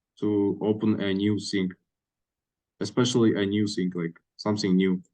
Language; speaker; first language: English; non-native, fluent; Russian